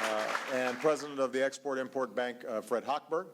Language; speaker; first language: English; native; English